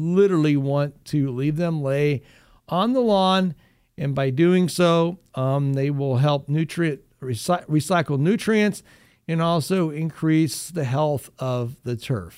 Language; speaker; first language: English; native; English